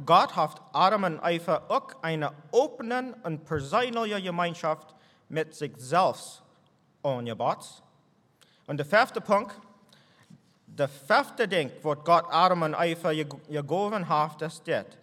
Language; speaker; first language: German; non-native, learner; English